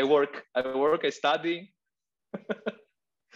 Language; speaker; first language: English; non-native, fluent; Greek